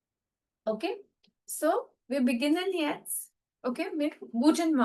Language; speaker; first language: German; non-native, fluent; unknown